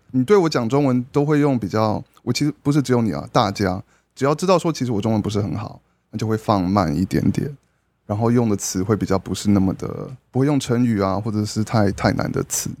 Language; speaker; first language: Chinese; early bilingual, heritage; Chinese